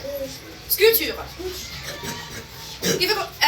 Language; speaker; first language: French; non-native, local second language; Arabic